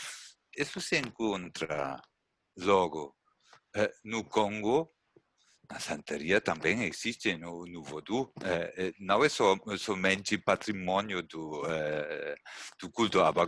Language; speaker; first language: Portuguese; non-native, learner; German